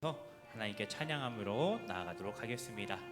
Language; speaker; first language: Korean; native; Korean